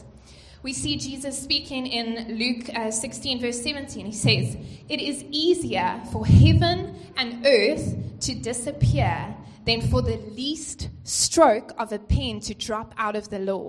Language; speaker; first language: English; native; English